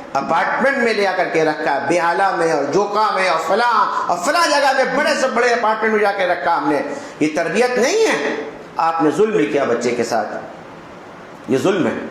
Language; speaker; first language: Urdu; native; Urdu